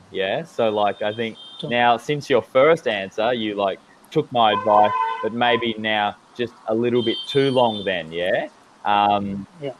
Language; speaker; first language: English; native; English